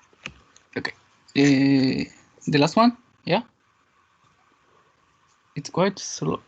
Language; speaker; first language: English; non-native, learner; Spanish